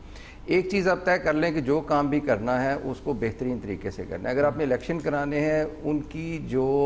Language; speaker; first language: Urdu; native; Urdu